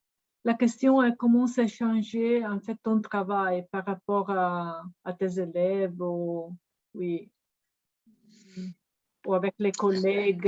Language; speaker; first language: French; non-native, fluent; Italian